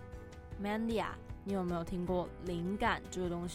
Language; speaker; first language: Chinese; native; Chinese